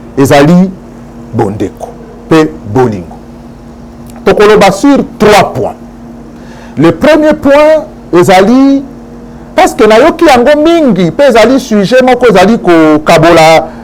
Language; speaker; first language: Lingala; native; Lingala